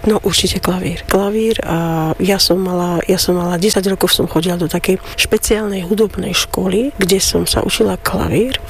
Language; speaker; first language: Slovak; non-native, fluent; Armenian